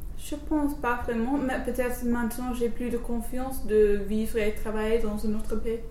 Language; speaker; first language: French; non-native, fluent; English